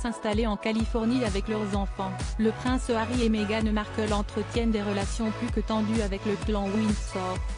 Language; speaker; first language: French; native; French